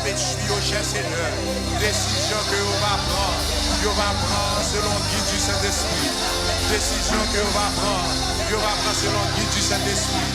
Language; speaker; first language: French; non-native, local second language; Haitian Creole